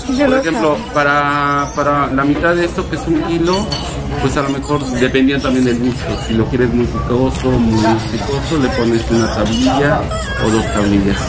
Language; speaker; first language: Spanish; native; Spanish